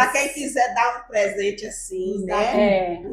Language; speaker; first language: Portuguese; native; Portuguese